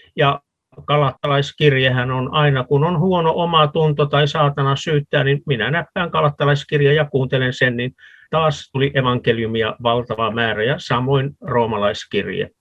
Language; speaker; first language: Finnish; native; Finnish